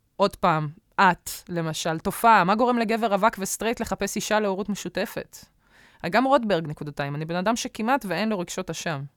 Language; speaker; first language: Hebrew; native; Hebrew